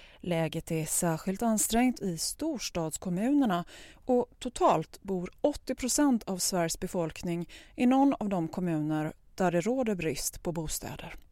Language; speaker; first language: Swedish; native; Swedish